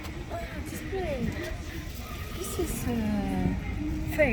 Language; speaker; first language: English; non-native, learner; Russian